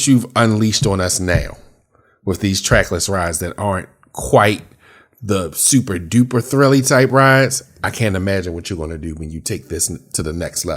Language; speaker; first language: English; native; English